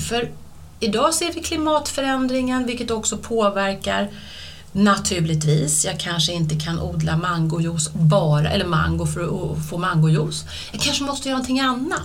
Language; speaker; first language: Swedish; native; Swedish